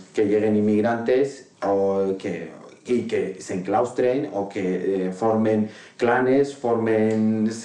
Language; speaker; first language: Spanish; non-native, fluent; Arabic